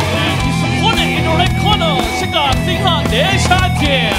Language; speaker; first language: English; non-native, fluent; Thai